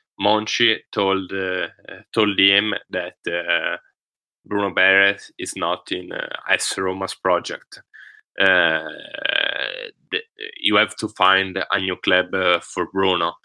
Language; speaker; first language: English; non-native, learner; Italian